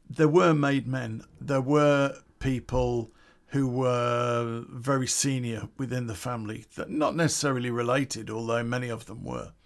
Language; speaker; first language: English; native; English